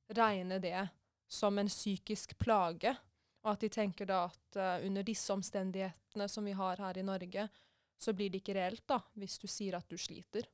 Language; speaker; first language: Norwegian; early bilingual, other home language; Persian